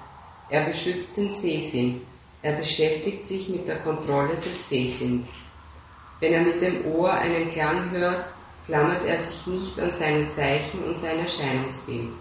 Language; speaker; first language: German; native; German